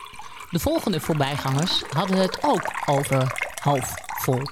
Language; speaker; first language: Dutch; native; Dutch